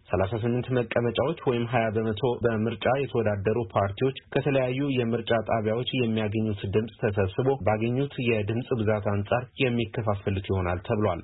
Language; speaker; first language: Amharic; non-native, local second language; Tigrinya